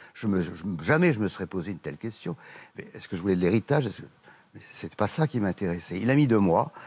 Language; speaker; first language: French; native; French